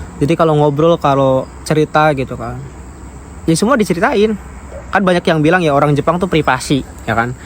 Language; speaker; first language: Indonesian; native; Indonesian